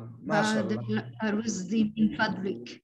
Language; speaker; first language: Arabic; non-native, fluent; Bangla